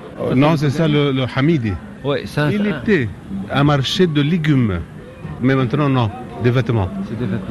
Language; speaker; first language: French; non-native, learner; Arabic